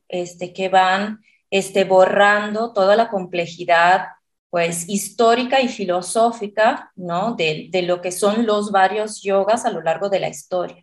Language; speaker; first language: Spanish; non-native, fluent; Italian